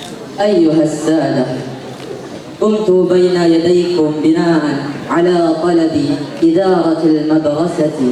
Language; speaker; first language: Arabic; non-native, learner; Indonesian